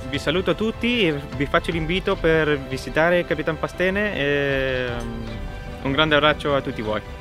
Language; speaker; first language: Italian; non-native, learner; Spanish